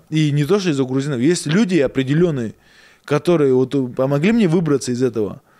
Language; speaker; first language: Russian; native; Russian